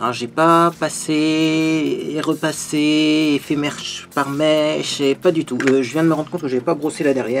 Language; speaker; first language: French; native; French